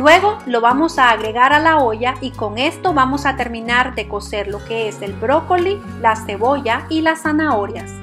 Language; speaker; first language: Spanish; native; Spanish